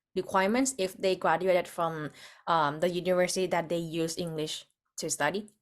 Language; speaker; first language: English; non-native, fluent; Thai